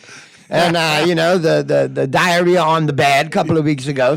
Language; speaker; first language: English; native; English